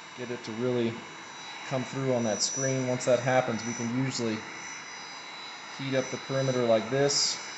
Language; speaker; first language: English; native; English